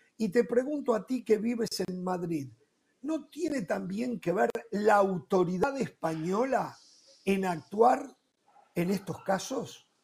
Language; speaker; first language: Spanish; native; Spanish